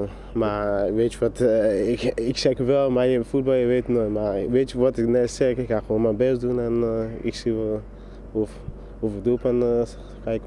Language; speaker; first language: Dutch; non-native, fluent; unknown